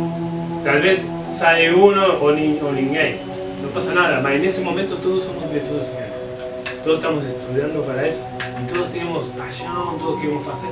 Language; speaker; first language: Portuguese; non-native, fluent; Spanish